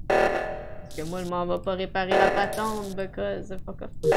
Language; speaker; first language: French; native; French